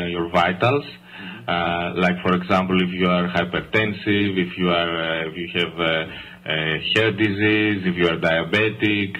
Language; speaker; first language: English; non-native, fluent; Greek